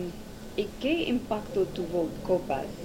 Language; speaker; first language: Spanish; non-native, learner; English